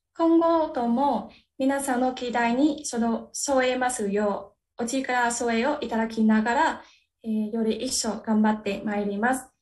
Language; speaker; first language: Japanese; non-native, learner; Vietnamese